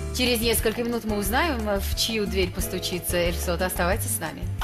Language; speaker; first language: Russian; native; Russian